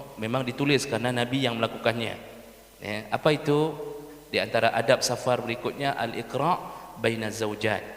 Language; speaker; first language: Malay; non-native, local second language; Achinese